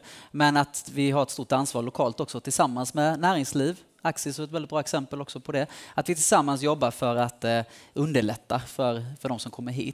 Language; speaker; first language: Swedish; native; Swedish